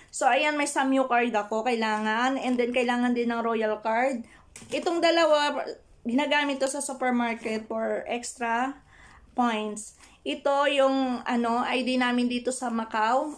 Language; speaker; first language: Filipino; non-native, local second language; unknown